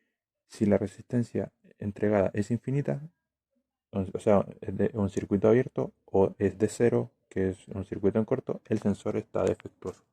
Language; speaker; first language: Spanish; native; Spanish